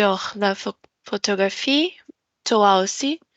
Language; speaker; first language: French; non-native, learner; Portuguese